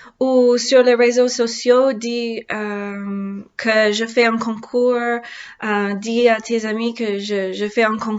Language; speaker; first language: French; non-native, learner; English